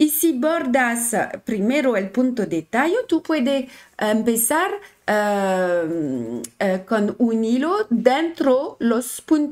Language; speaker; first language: Spanish; non-native, learner; French